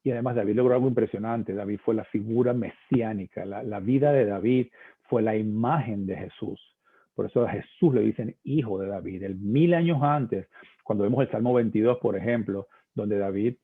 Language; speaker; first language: Spanish; native; Spanish